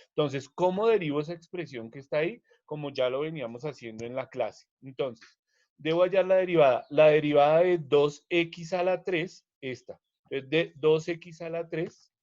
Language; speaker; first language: Spanish; native; Spanish